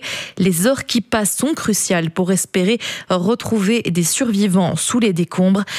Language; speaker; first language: French; native; French